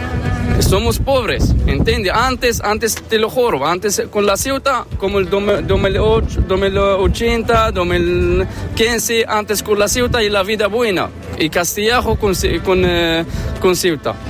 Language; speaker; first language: Spanish; non-native, learner; Arabic